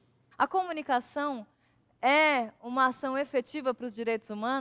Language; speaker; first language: Portuguese; native; Portuguese